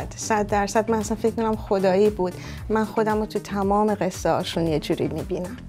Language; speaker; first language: Persian; native; Persian